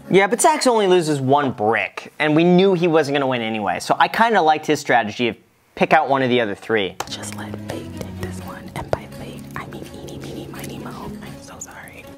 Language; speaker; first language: English; native; English